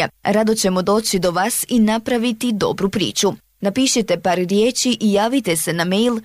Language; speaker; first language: Serbian; native; Serbian